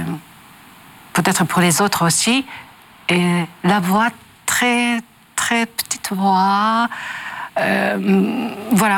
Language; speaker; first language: French; non-native, learner; Japanese